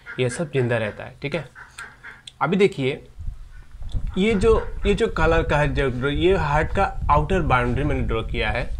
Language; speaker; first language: Hindi; non-native, local second language; Bangla